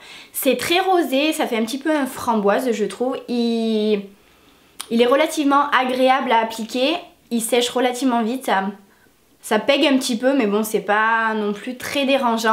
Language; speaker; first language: French; native; French